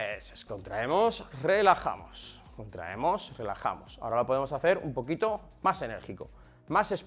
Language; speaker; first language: Spanish; native; Spanish